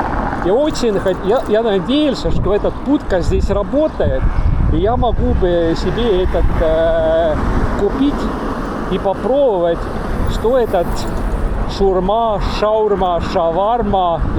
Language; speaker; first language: Russian; non-native, local second language; Estonian